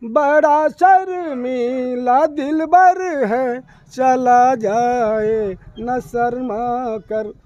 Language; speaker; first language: Hindi; native; Hindi